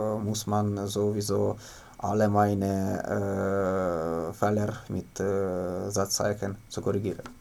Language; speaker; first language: German; non-native, learner; Ukrainian